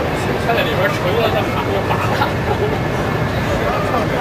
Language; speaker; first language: Chinese; native; Chinese